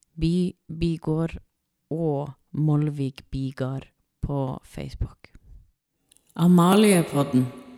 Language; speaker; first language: Norwegian; native; Norwegian